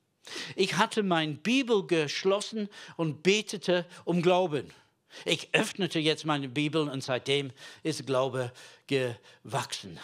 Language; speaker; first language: German; non-native, fluent; English